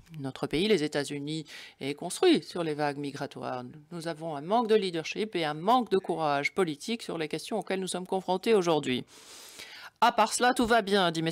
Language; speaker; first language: French; non-native, fluent; German